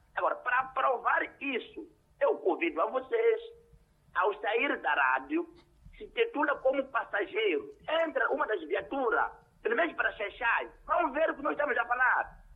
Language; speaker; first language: Portuguese; non-native, local second language; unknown